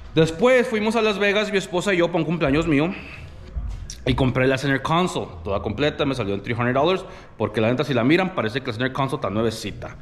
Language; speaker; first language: Spanish; early bilingual, other home language; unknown